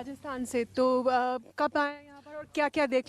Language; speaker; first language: Hindi; native; Hindi